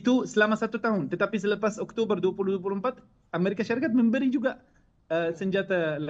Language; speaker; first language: Indonesian; non-native, fluent; Arabic